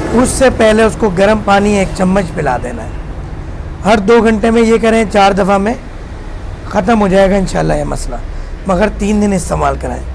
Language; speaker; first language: Urdu; non-native, local second language; Punjabi